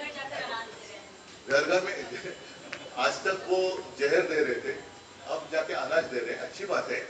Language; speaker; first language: Hindi; non-native, local second language; Marathi